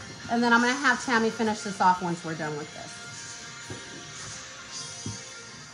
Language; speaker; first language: English; early bilingual, other home language; Spanish